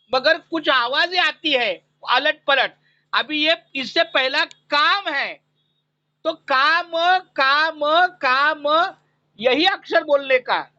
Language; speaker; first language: Hindi; non-native, local second language; Marathi